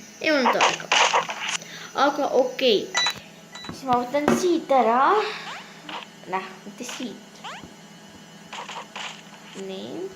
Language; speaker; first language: Estonian; non-native, local second language; Russian